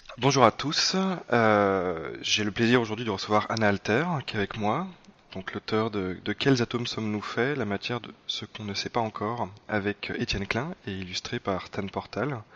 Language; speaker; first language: French; native; French